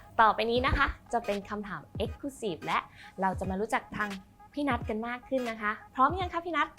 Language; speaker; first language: Thai; native; Thai